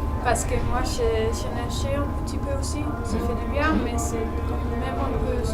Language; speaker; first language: French; non-native, learner; Danish